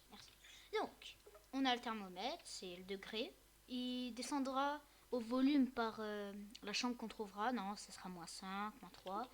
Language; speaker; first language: French; native; French